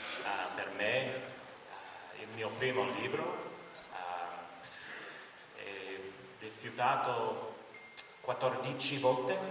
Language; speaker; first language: Italian; non-native, learner; English